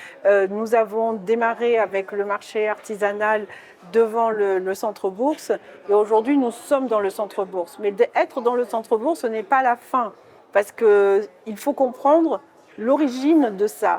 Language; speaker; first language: French; native; French